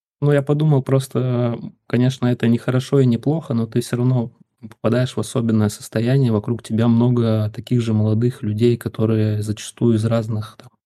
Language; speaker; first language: Russian; native; Russian